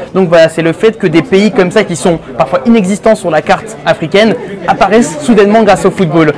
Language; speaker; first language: French; native; French